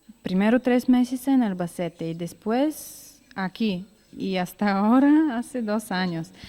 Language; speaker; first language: Spanish; non-native, learner; Bulgarian